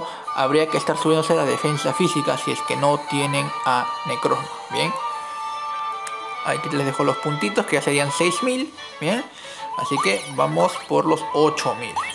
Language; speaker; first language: Spanish; native; Spanish